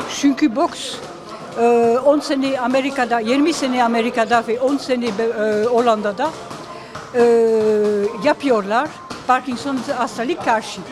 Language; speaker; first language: Turkish; early bilingual, heritage; Turkish